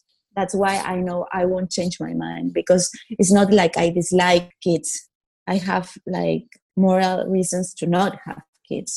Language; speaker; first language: English; non-native, fluent; Italian